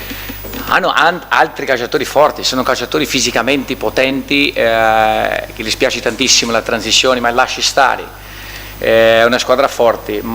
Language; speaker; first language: Italian; non-native, fluent; Portuguese